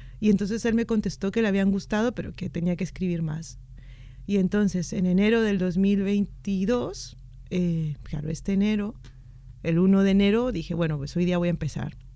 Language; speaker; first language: Spanish; native; Spanish